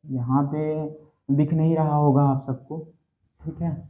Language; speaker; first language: Hindi; native; Hindi